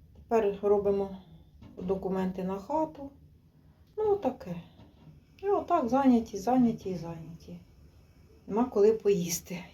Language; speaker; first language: Ukrainian; native; Ukrainian